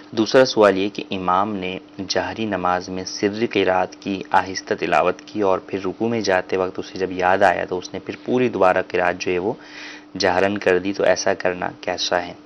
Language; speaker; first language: Urdu; native; Urdu